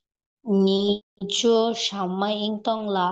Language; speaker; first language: Chinese; non-native, learner; Bangla